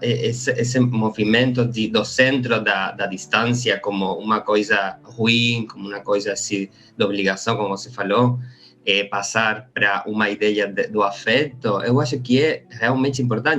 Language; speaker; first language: Portuguese; non-native, learner; Spanish